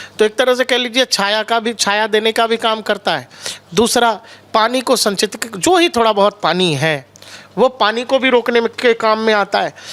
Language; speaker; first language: Hindi; native; Hindi